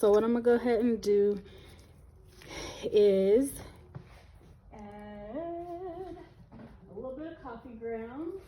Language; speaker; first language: English; native; English